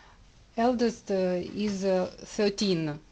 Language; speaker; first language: English; non-native, learner; Russian